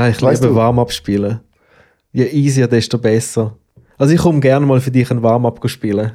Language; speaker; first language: German; native; German